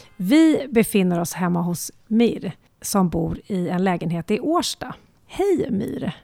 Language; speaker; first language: Swedish; native; Swedish